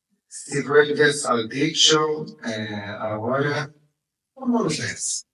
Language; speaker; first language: Spanish; non-native, fluent; Portuguese